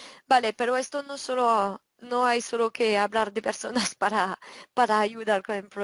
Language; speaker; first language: Spanish; non-native, fluent; French